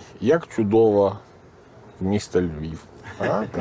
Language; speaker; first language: Ukrainian; non-native, learner; Italian